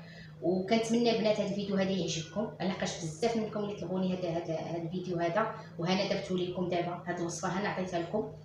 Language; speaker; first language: Arabic; native; Arabic